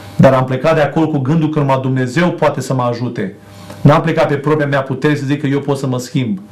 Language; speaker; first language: Romanian; native; Romanian